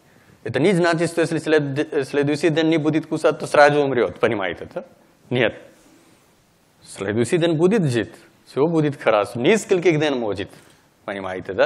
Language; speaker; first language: Russian; non-native, learner; Hindi